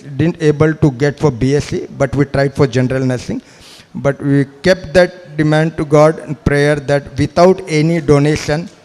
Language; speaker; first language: English; non-native, local second language; Malayalam